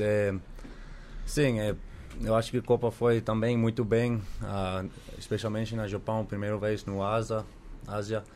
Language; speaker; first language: Portuguese; non-native, learner; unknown